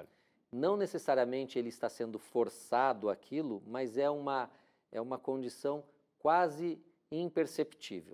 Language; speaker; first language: Portuguese; native; Portuguese